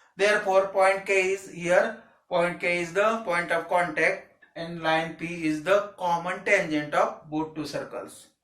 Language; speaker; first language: English; non-native, local second language; Marathi